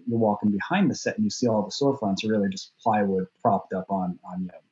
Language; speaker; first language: English; native; English